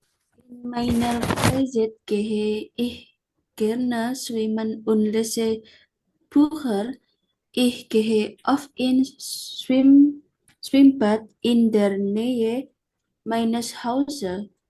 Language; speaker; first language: German; non-native, learner; Indonesian